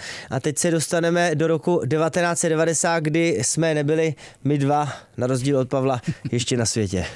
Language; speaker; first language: Czech; native; Czech